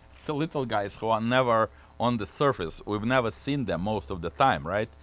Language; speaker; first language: English; non-native, fluent; Russian